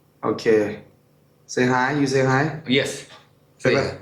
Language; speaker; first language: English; non-native, learner; Thai